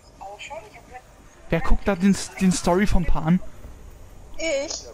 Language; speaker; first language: German; native; German